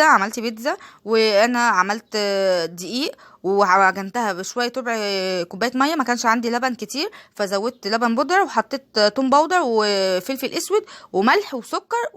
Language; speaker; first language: Arabic; native; Arabic